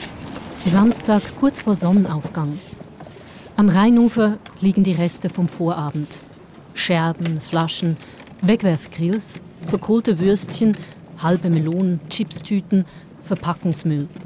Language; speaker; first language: German; native; German